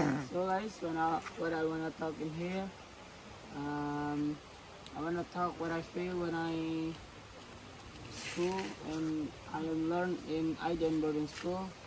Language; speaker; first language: English; non-native, learner; Indonesian